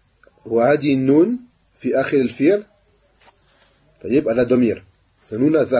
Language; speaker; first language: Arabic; non-native, fluent; French